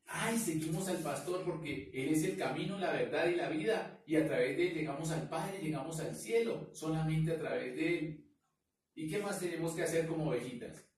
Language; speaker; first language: Spanish; native; Spanish